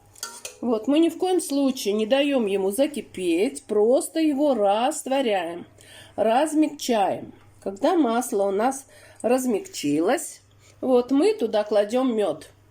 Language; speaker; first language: Russian; native; Russian